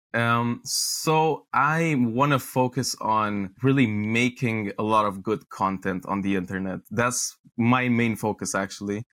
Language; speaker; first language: English; non-native, fluent; Romanian